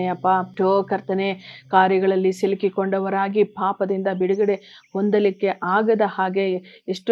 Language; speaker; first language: Kannada; native; Kannada